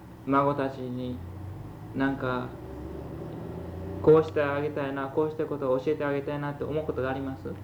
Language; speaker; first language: Japanese; early bilingual, heritage; Japanese